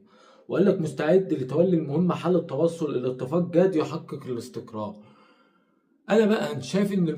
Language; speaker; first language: Arabic; native; Arabic